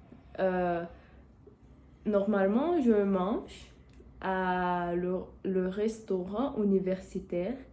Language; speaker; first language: French; non-native, learner; Portuguese